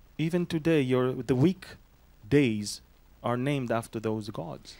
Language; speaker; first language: English; non-native, fluent; Hebrew